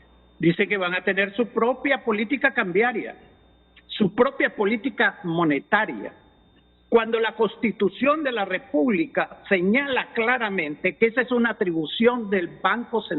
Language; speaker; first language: Spanish; native; Spanish